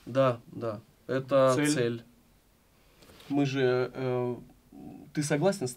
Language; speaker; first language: Russian; native; Russian